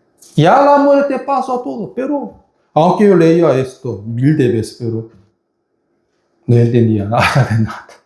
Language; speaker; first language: Spanish; non-native, fluent; Korean